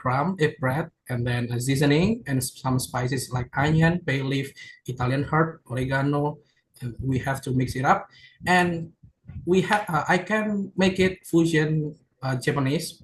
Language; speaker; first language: English; non-native, learner; Indonesian